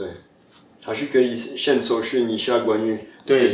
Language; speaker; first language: Chinese; non-native, fluent; French